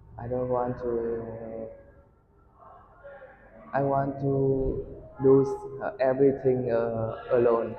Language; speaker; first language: English; non-native, learner; Vietnamese